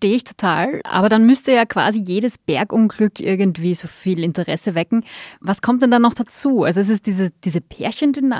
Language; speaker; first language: German; native; German